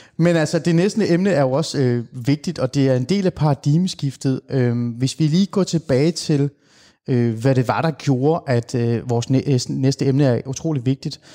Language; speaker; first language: Danish; early bilingual, other home language; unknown